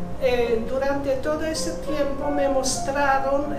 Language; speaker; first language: Spanish; non-native, fluent; Polish